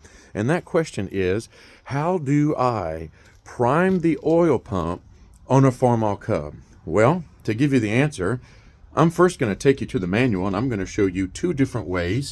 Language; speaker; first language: English; native; English